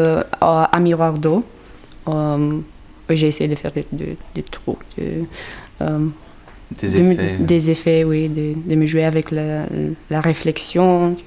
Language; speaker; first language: French; non-native, fluent; Romanian